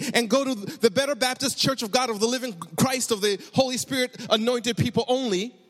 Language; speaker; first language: English; native; English